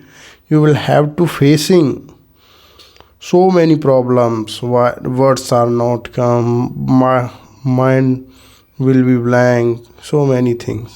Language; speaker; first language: English; non-native, learner; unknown